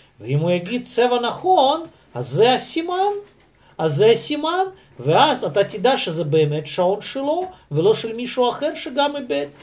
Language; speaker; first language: Hebrew; non-native, fluent; Russian